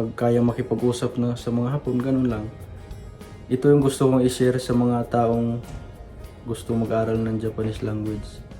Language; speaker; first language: Filipino; native; Filipino